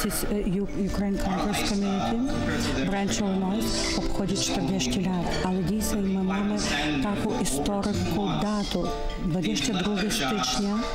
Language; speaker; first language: Polish; non-native, learner; Ukrainian